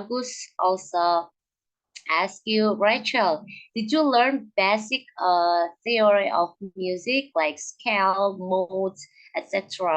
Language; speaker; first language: English; non-native, learner; Indonesian